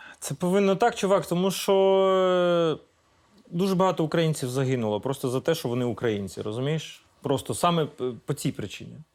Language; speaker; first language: Ukrainian; non-native, local second language; Russian